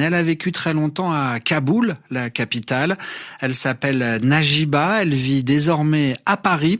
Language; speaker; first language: French; native; French